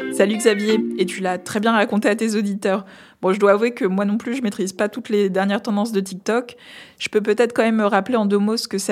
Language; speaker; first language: French; native; French